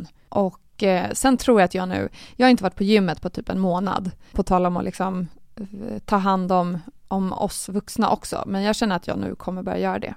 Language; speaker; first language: Swedish; native; Swedish